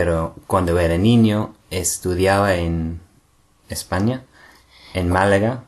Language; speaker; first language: Spanish; non-native, fluent; English